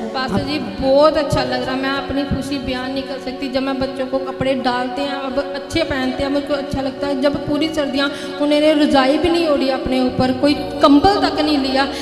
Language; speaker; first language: Hindi; native; Hindi